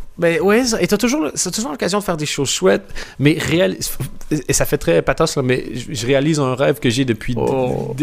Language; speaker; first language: French; native; French